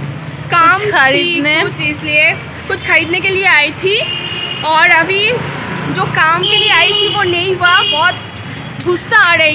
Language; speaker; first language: Hindi; non-native, local second language; Bangla